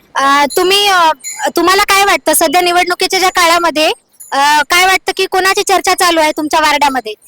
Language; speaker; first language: Marathi; native; Marathi